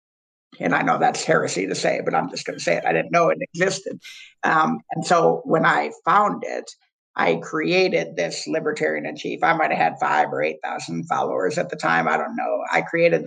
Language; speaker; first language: English; native; English